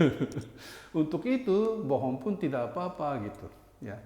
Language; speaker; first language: Indonesian; non-native, fluent; Japanese